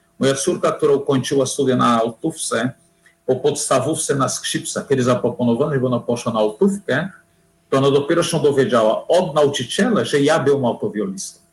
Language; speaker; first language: Polish; non-native, fluent; Portuguese